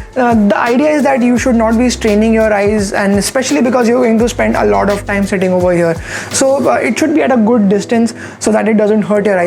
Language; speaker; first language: English; non-native, local second language; Hindi